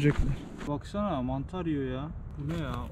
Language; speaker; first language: Turkish; native; Turkish